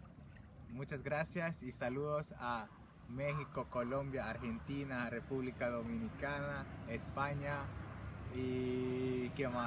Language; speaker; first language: Spanish; non-native, fluent; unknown